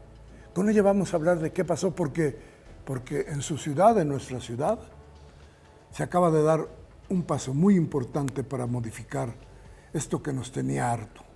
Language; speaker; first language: Spanish; native; Spanish